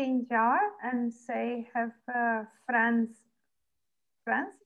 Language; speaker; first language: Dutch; non-native, learner; Spanish